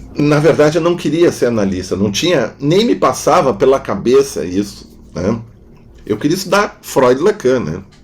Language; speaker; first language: Portuguese; non-native, local second language; German